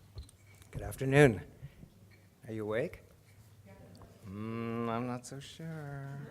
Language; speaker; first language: English; native; English